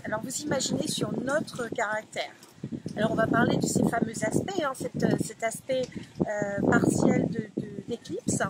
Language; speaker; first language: French; native; French